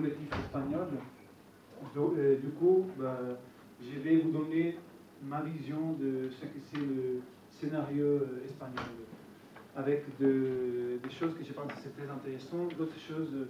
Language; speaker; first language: French; non-native, fluent; Italian